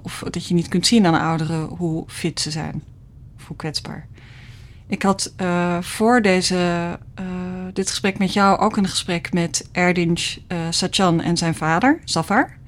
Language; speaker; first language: Dutch; native; Dutch